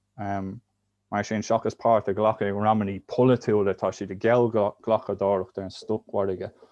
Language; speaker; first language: Irish; native; Irish